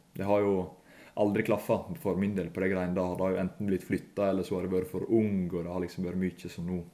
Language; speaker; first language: Norwegian; native; Norwegian